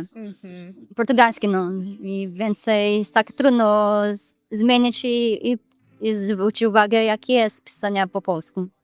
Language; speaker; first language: Polish; non-native, learner; Portuguese